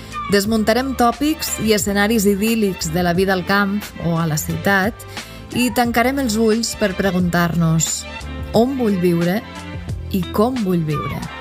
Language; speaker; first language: Catalan; native; Catalan